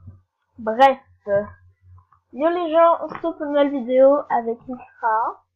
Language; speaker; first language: French; native; French